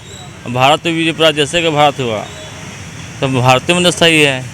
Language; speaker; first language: Hindi; non-native, local second language; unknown